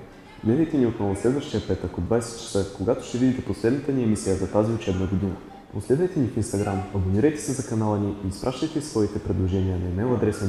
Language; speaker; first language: Bulgarian; native; Bulgarian